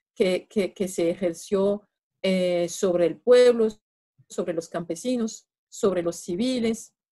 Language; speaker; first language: Spanish; non-native, fluent; French